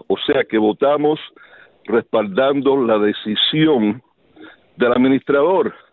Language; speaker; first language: Spanish; early bilingual, heritage; Spanish